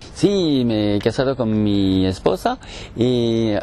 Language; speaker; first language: Spanish; non-native, learner; French